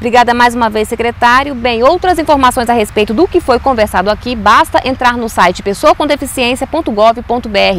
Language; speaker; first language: Portuguese; native; Portuguese